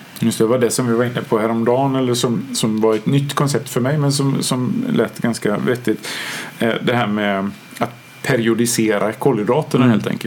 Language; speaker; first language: Swedish; native; Swedish